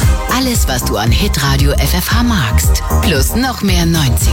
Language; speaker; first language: German; native; German